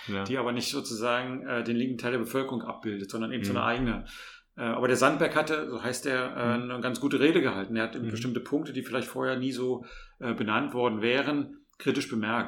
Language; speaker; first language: German; native; German